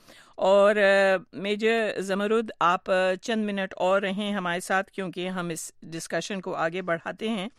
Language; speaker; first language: Urdu; native; Urdu